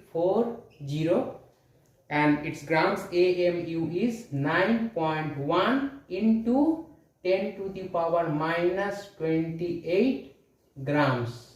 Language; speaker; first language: English; non-native, local second language; Hindi